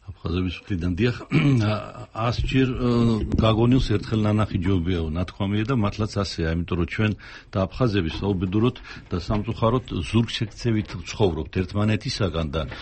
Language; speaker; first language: Georgian; native; Georgian